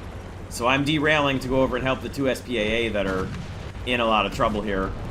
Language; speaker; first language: English; native; English